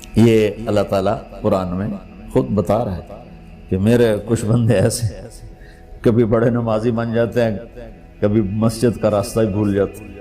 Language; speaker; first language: Urdu; non-native, local second language; Punjabi